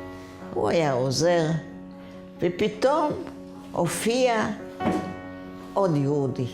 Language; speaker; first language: Hebrew; non-native, fluent; Yiddish